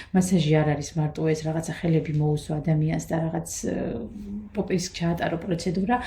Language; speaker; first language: Georgian; non-native, fluent; Russian